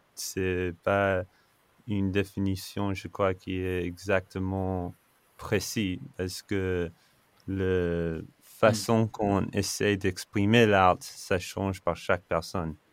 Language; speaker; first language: French; non-native, fluent; English